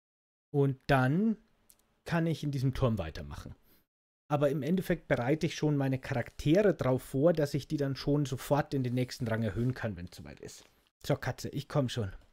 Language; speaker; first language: German; native; German